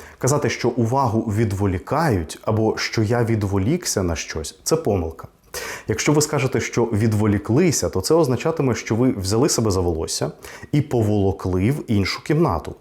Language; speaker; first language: Ukrainian; non-native, local second language; Russian